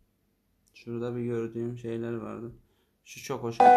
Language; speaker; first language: Turkish; native; Turkish